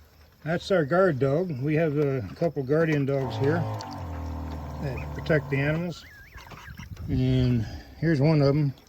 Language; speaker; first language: English; native; English